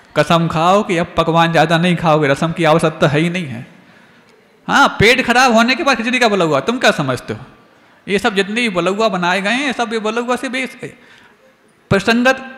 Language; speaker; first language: Hindi; native; Hindi